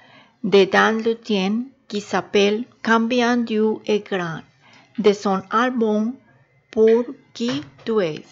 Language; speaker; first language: French; non-native, learner; Spanish